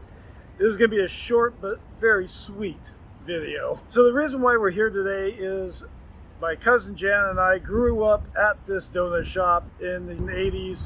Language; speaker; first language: English; native; English